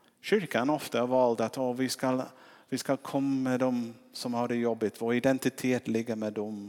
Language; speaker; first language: Swedish; non-native, fluent; English